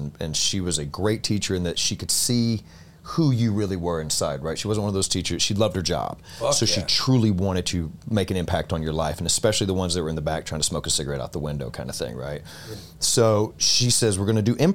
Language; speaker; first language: English; native; English